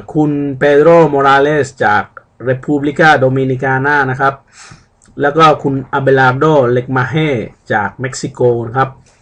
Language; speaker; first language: Thai; early bilingual, other home language; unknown